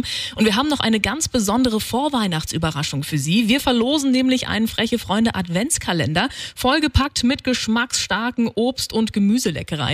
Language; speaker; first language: German; native; German